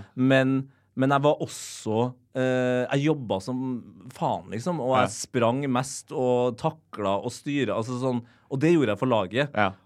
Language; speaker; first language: Norwegian; native; Norwegian